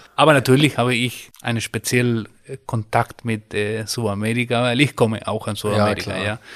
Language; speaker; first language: German; non-native, fluent; Spanish